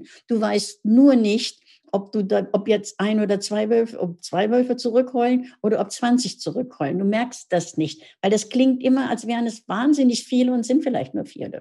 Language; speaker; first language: German; native; German